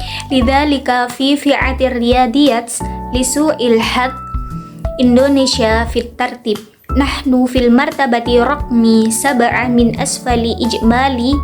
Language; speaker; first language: Arabic; non-native, learner; Indonesian